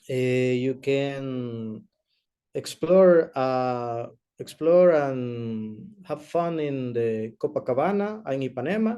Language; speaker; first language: English; non-native, learner; Spanish